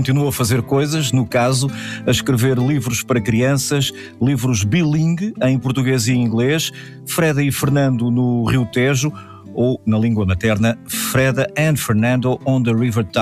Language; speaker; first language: Portuguese; native; Portuguese